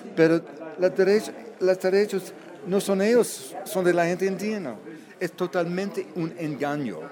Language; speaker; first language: Spanish; non-native, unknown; English